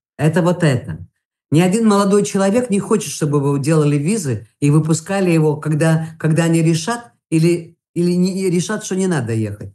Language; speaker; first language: Russian; non-native, local second language; Latvian